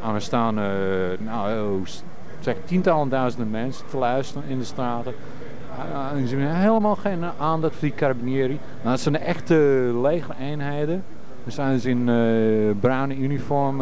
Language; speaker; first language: Dutch; native; Dutch